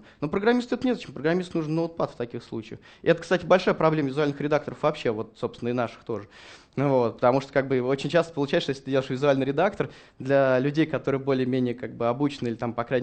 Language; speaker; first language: Russian; native; Russian